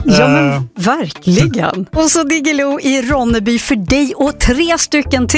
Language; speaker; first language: Swedish; native; Swedish